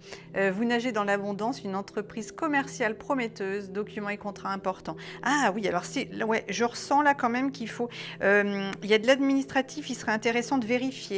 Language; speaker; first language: French; native; French